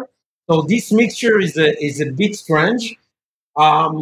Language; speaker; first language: English; non-native, fluent; French